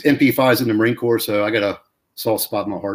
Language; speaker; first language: English; native; English